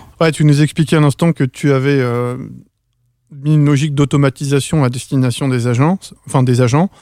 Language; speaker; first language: French; native; French